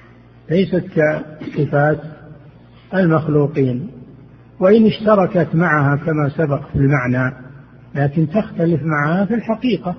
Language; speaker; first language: Arabic; native; Arabic